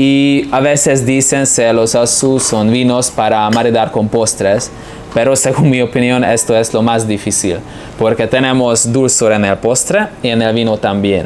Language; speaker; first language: Spanish; non-native, fluent; Hungarian